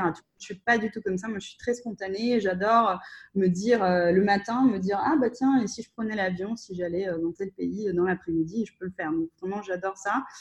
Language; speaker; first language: French; non-native, fluent; Russian